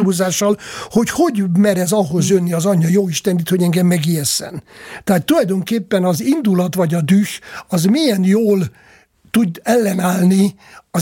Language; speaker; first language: Hungarian; native; Hungarian